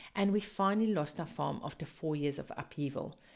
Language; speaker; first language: English; non-native, local second language; Afrikaans